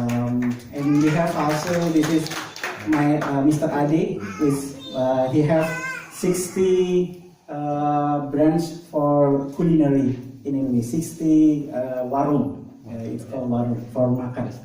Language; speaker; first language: English; non-native, learner; Indonesian